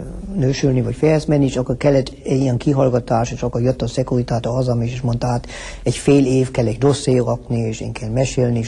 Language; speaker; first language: Hungarian; early bilingual, heritage; Hungarian